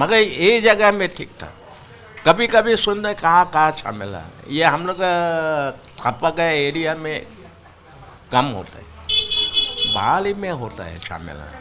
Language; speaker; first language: Hindi; non-native, local second language; Chinese